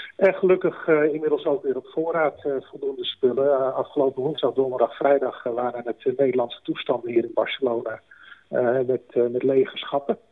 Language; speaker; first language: Dutch; native; Dutch